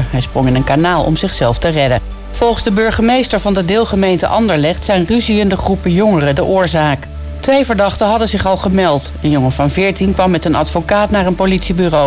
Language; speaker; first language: Dutch; native; Dutch